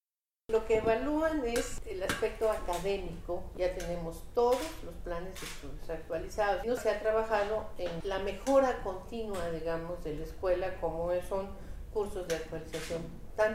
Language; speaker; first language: Spanish; native; Spanish